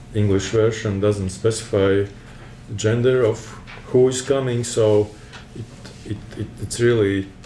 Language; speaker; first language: English; non-native, fluent; Latvian